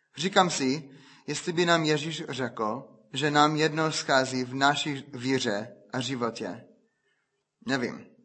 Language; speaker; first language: Czech; non-native, fluent; English